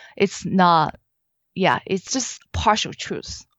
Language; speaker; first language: English; non-native, fluent; Chinese